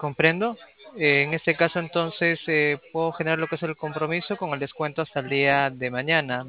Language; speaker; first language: Spanish; native; Spanish